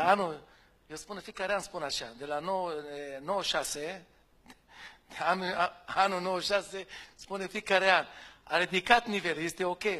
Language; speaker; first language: Romanian; non-native, fluent; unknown